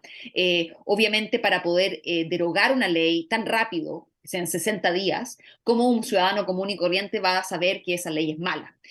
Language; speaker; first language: Spanish; native; Spanish